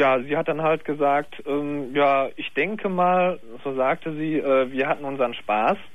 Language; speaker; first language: German; native; German